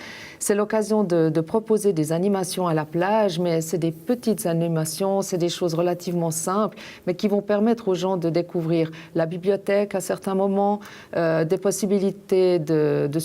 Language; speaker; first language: French; native; French